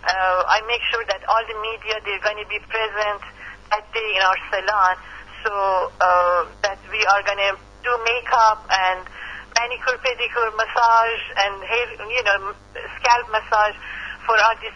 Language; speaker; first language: English; non-native, fluent; Persian